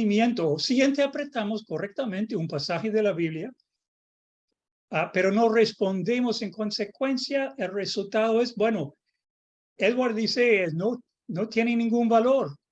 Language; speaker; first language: Spanish; non-native, fluent; English